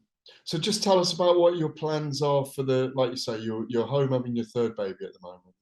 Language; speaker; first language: English; native; English